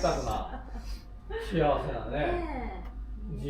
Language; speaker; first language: Japanese; native; Japanese